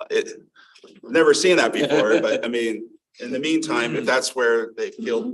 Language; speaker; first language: English; native; English